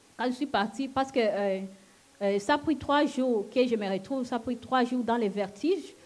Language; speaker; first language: French; non-native, local second language; Lingala